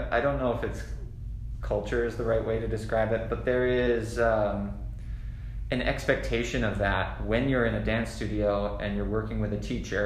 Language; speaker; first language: English; native; English